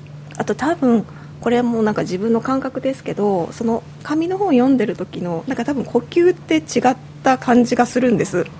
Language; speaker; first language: Japanese; native; Japanese